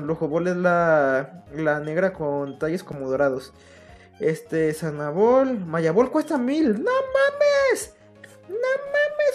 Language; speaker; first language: Spanish; native; Spanish